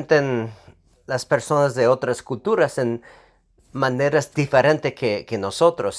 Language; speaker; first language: Spanish; non-native, fluent; English